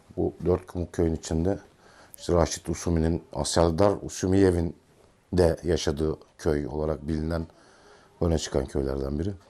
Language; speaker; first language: Turkish; native; Turkish